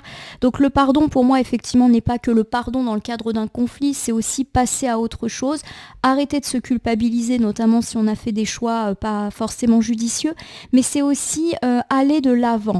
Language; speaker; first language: French; native; French